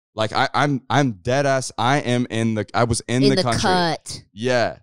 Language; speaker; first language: English; native; English